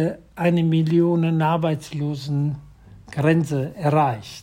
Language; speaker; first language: German; non-native, fluent; Italian